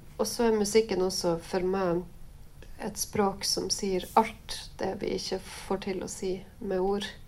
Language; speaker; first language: Norwegian; native; Norwegian